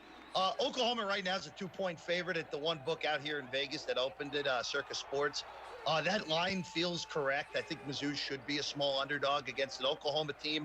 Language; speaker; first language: English; native; English